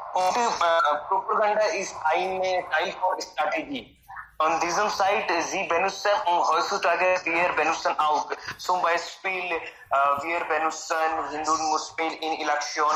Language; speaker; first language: German; non-native, learner; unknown